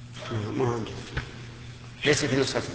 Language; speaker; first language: Arabic; native; Arabic